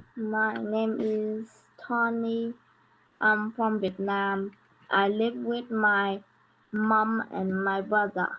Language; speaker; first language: English; non-native, learner; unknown